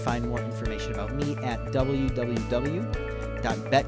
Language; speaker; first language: English; native; English